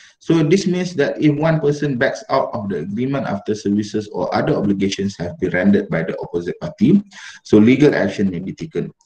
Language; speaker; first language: English; non-native, local second language; Malay